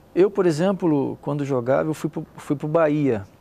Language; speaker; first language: Portuguese; native; Portuguese